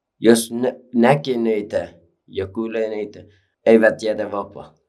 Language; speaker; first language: Finnish; non-native, learner; Persian